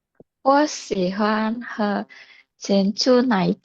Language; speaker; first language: Chinese; non-native, learner; Indonesian